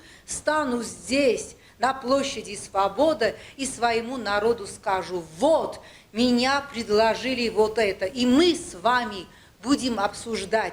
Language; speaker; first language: Russian; non-native, local second language; Armenian